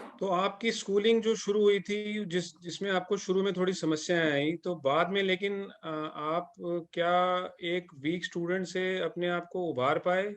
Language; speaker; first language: Hindi; native; Hindi